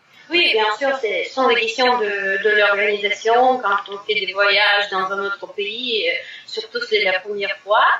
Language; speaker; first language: French; non-native, fluent; Russian